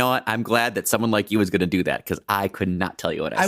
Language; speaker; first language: English; native; English